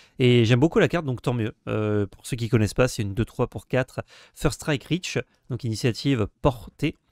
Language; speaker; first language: French; native; French